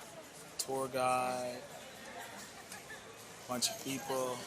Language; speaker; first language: English; native; English